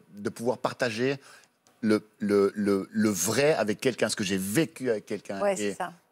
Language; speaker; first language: French; native; French